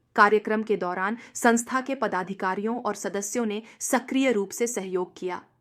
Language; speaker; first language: Hindi; native; Hindi